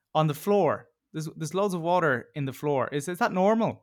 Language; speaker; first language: English; native; English